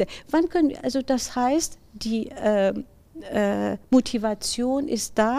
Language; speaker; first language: German; non-native, fluent; Persian